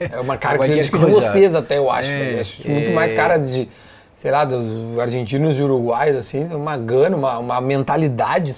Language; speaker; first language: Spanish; non-native, learner; Portuguese